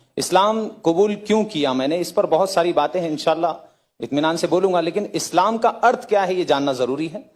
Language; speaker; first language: Hindi; native; Hindi